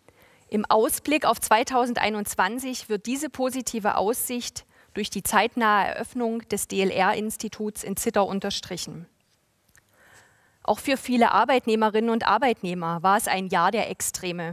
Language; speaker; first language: German; native; German